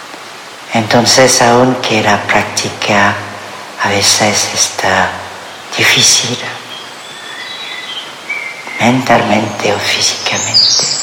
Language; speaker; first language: Spanish; non-native, fluent; French